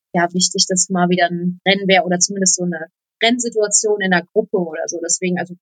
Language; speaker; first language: German; non-native, fluent; Polish